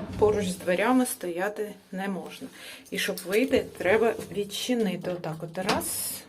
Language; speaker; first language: Ukrainian; non-native, local second language; Russian